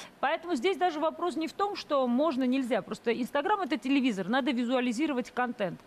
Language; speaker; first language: Russian; native; Russian